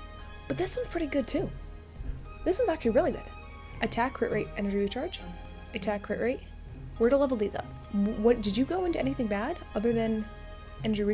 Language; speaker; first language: English; native; English